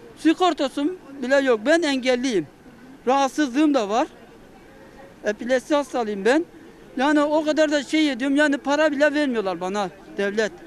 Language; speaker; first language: Turkish; native; Turkish